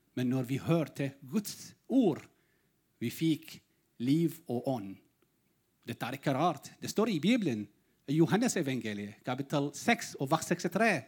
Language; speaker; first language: Norwegian; non-native, learner; Arabic